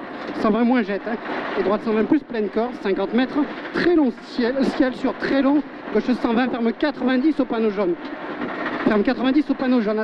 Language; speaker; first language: French; native; French